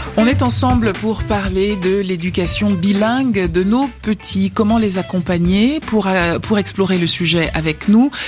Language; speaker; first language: French; native; French